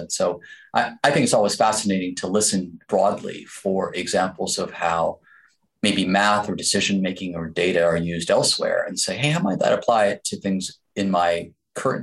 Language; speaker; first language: English; native; English